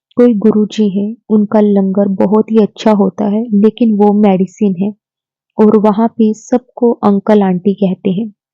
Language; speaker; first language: Hindi; native; Hindi